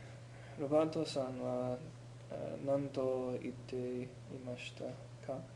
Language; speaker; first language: Japanese; non-native, learner; English